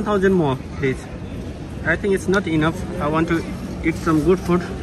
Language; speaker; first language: English; non-native, learner; Nepali